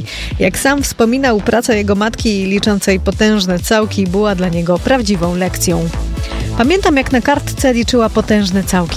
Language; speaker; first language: Polish; native; Polish